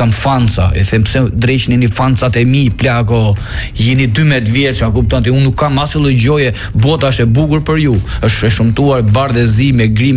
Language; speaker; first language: Albanian; native; Albanian